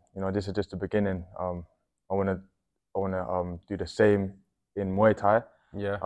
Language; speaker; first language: English; native; English